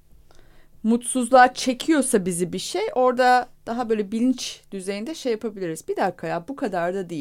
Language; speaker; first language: Turkish; native; Turkish